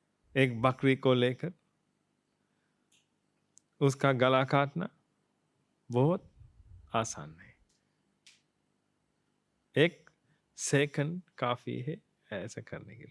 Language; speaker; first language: Hindi; non-native, fluent; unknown